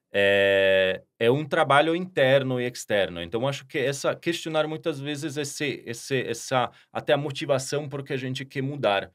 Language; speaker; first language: Portuguese; non-native, fluent; Slovak